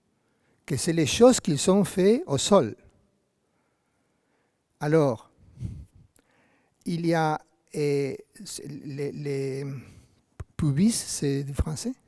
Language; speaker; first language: French; non-native, fluent; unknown